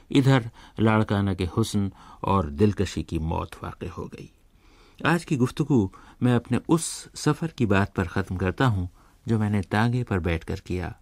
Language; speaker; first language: Urdu; native; Urdu